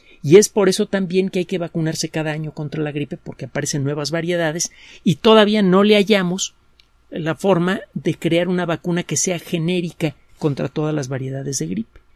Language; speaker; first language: Spanish; native; Spanish